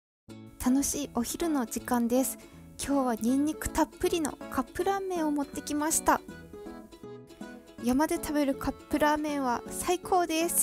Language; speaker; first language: Japanese; non-native, fluent; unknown